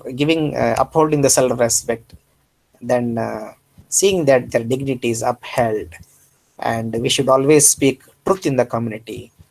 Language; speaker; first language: English; non-native, local second language; Kannada